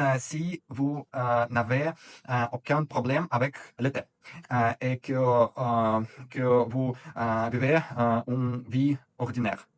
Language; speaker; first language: French; non-native, fluent; Russian